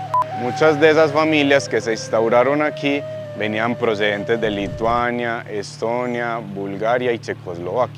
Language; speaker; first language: Spanish; native; Spanish